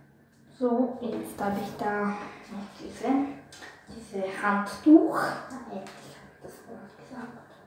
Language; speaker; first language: German; non-native, learner; Bulgarian